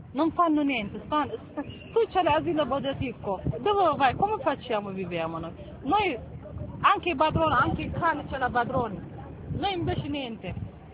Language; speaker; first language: Italian; non-native, learner; Tigrinya